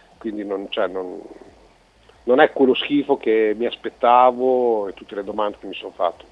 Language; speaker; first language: Italian; native; Italian